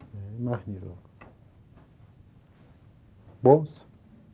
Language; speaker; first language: Dutch; non-native, learner; Turkish